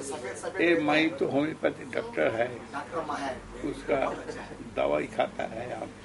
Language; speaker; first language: Hindi; non-native, local second language; Bangla